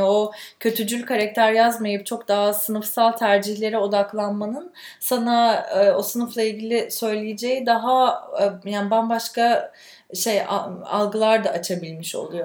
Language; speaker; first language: Turkish; native; Turkish